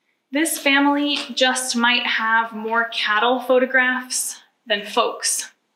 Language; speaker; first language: English; native; English